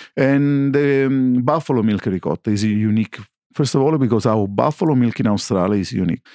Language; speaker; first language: English; non-native, learner; Italian